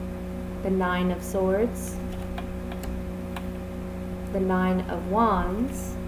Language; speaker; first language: English; native; English